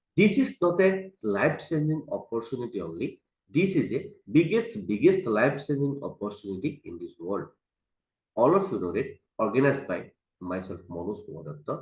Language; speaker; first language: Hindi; non-native, local second language; Assamese